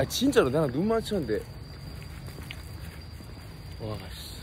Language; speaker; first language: Korean; native; Korean